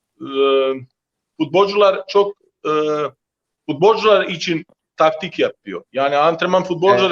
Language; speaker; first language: Turkish; non-native, learner; Croatian